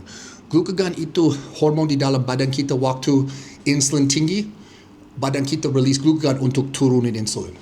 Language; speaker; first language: Indonesian; non-native, fluent; English